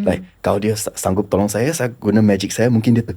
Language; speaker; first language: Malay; non-native, local second language; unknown